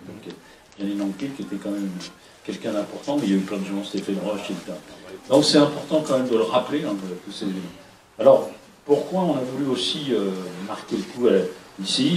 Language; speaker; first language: French; native; French